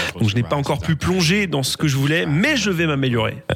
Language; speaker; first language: French; non-native, fluent; English